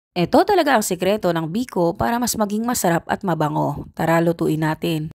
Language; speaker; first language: Filipino; non-native, local second language; Aklanon